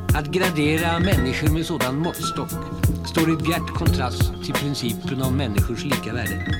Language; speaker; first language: Swedish; native; Swedish